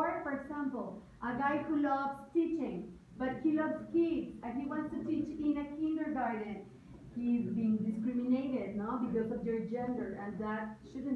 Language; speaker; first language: English; non-native, fluent; Spanish